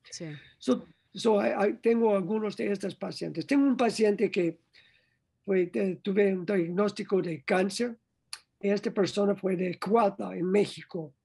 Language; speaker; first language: Spanish; non-native, learner; English